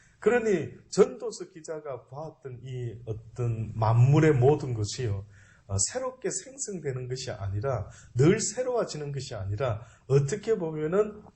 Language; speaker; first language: Korean; native; Korean